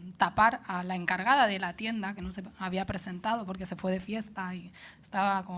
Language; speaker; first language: Spanish; non-native, local second language; Catalan